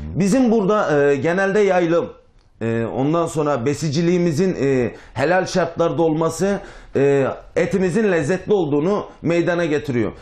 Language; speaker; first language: Turkish; native; Turkish